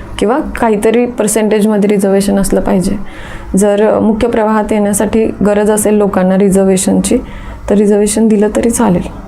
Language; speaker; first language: Marathi; native; Marathi